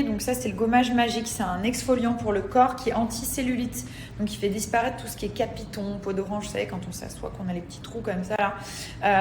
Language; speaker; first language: French; native; French